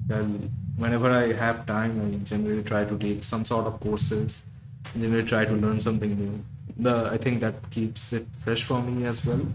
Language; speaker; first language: English; non-native, local second language; Bangla